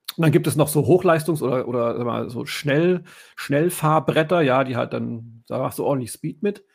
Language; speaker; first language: German; native; German